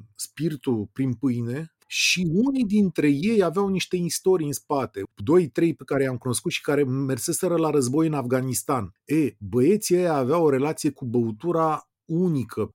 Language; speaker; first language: Romanian; native; Romanian